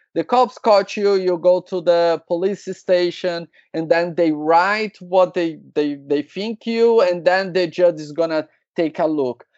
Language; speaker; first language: English; non-native, learner; Portuguese